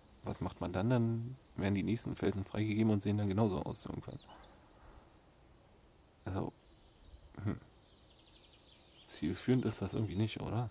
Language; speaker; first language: German; native; German